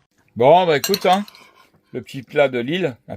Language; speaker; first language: French; native; French